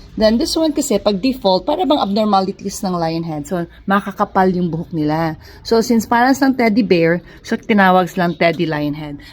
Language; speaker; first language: Filipino; non-native, local second language; Cebuano